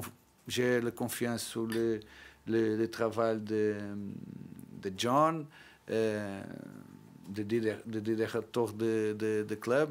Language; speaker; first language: French; non-native, learner; Portuguese